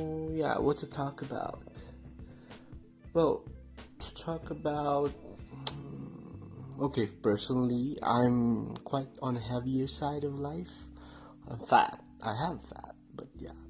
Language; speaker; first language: English; non-native, local second language; Filipino